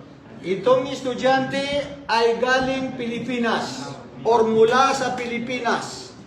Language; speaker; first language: Filipino; non-native, local second language; Maranao